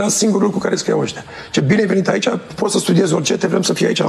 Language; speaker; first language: Romanian; native; Romanian